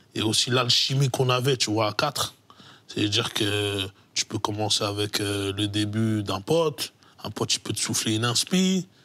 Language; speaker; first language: French; native; French